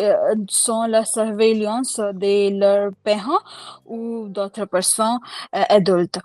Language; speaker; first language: French; non-native, learner; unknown